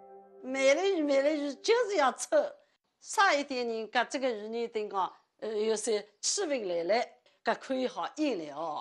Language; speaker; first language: Chinese; non-native, local second language; Wu Chinese